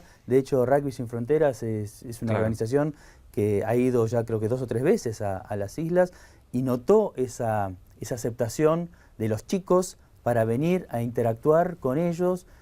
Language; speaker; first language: Spanish; native; Spanish